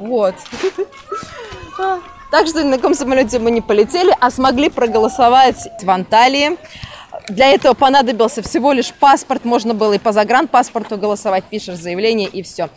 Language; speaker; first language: Russian; native; Russian